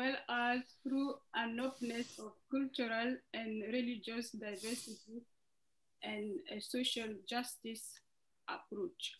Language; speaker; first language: English; non-native, fluent; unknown